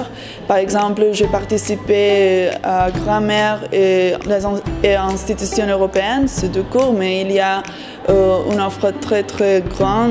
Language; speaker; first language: French; non-native, fluent; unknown